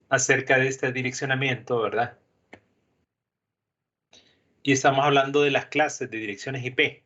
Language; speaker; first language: Spanish; native; Spanish